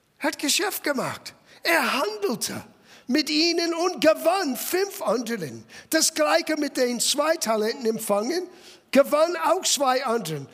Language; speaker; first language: German; non-native, fluent; English